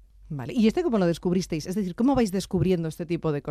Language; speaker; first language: Spanish; native; Spanish